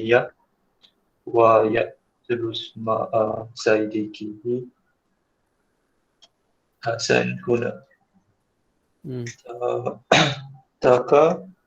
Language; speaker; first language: Arabic; non-native, learner; Malay